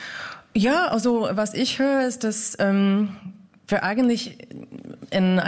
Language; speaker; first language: German; non-native, fluent; English